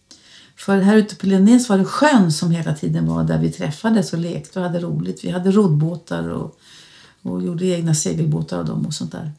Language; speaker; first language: Swedish; native; Swedish